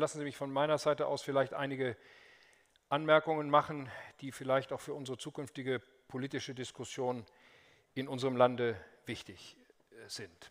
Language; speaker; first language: German; native; German